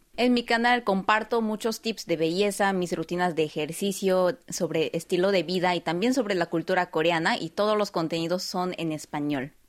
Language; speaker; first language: Spanish; early bilingual, heritage; Spanish